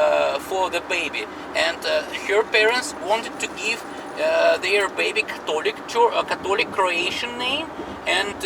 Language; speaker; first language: English; non-native, fluent; Russian